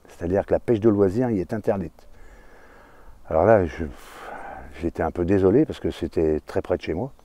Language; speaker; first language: French; native; French